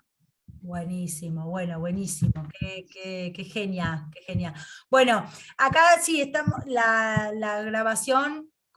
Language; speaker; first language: Spanish; native; Spanish